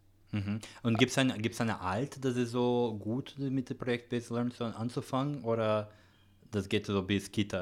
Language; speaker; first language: German; non-native, learner; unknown